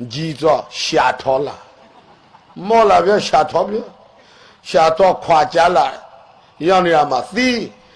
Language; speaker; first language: Burmese; native; Burmese